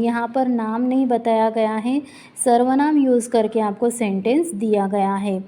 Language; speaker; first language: Hindi; non-native, local second language; Marathi